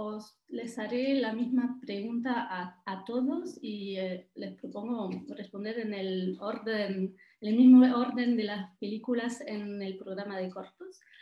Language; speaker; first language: Spanish; non-native, fluent; French